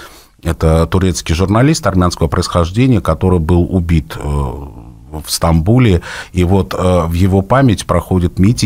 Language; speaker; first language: Russian; native; Russian